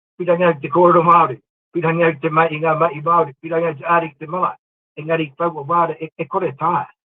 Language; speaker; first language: Māori; non-native, local second language; English